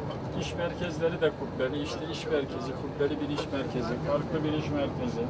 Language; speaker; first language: Turkish; native; Turkish